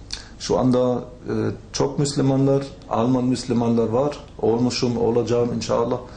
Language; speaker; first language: Turkish; non-native, learner; German